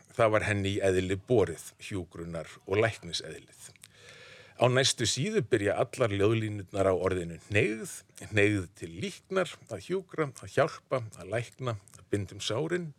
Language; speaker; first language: Icelandic; native; Icelandic